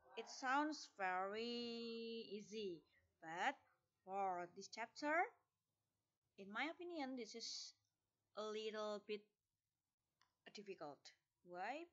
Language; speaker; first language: English; non-native, fluent; Indonesian